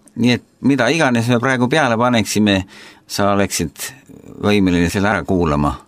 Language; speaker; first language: Estonian; native; Estonian